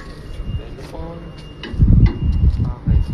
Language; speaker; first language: English; non-native, learner; Filipino